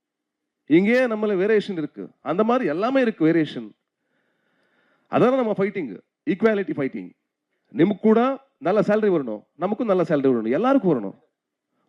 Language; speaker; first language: Tamil; non-native, learner; Kannada